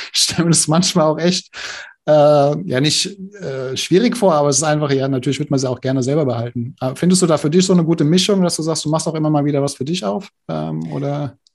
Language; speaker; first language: German; native; German